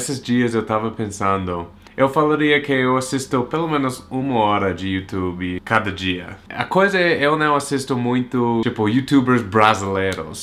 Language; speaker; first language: Portuguese; non-native, learner; English